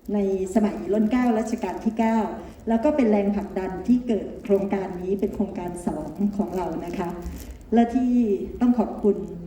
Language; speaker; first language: Thai; native; Thai